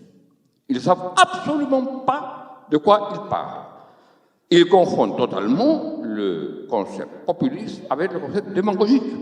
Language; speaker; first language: French; non-native, fluent; Spanish